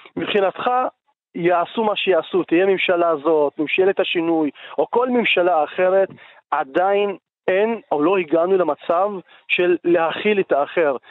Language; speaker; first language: Hebrew; non-native, local second language; Arabic